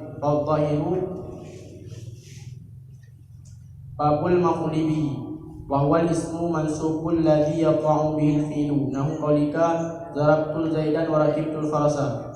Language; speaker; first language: Arabic; non-native, learner; Achinese